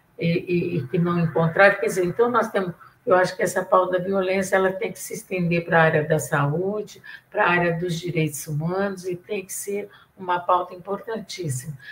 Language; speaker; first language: Portuguese; native; Portuguese